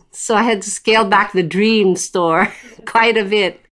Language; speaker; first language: English; non-native, local second language; Filipino